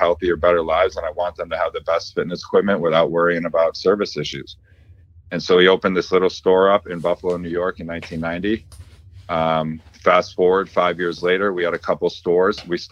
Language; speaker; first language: English; native; English